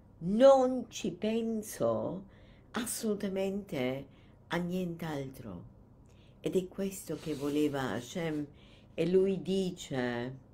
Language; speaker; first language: Italian; non-native, fluent; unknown